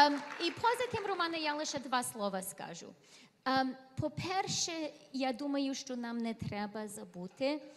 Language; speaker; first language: Ukrainian; early bilingual, heritage; Ukrainian